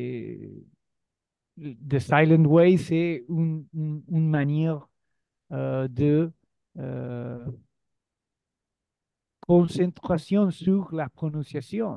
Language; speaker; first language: French; non-native, learner; Spanish